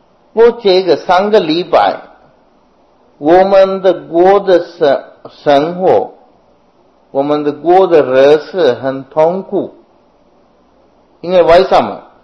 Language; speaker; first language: Chinese; non-native, fluent; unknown